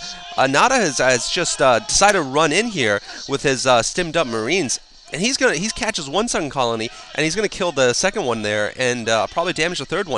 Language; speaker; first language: English; native; English